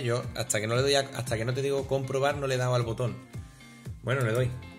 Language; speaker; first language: Spanish; native; Spanish